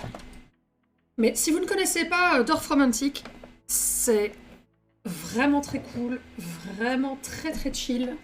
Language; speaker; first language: French; native; French